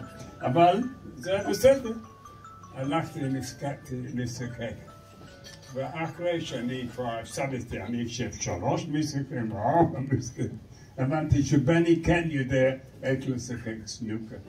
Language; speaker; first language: Hebrew; non-native, learner; English